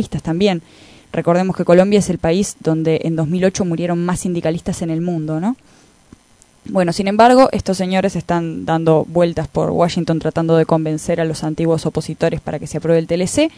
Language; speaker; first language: Spanish; native; Spanish